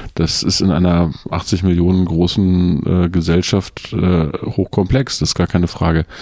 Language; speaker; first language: German; native; German